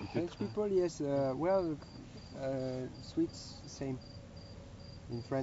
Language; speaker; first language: English; non-native, learner; French